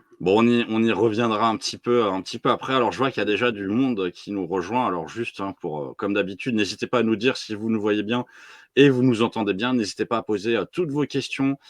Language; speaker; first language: French; native; French